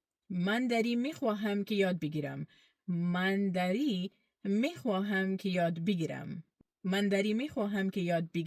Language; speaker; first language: Persian; early bilingual, heritage; Persian